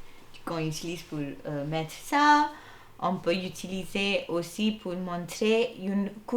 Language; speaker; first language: French; non-native, fluent; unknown